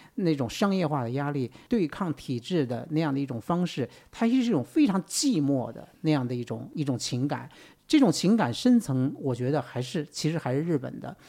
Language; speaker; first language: Chinese; native; Chinese